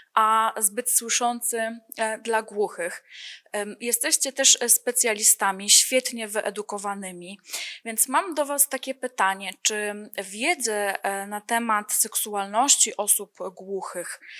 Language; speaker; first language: Polish; native; Polish